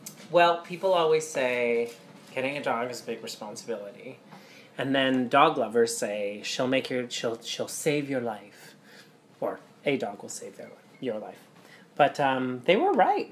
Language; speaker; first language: English; native; English